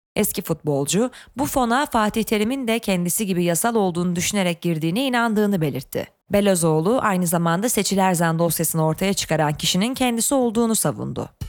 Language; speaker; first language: Turkish; native; Turkish